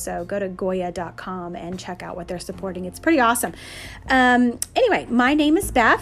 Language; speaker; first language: English; native; English